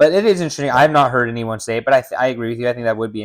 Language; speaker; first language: English; native; English